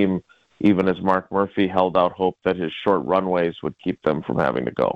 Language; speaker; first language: English; native; English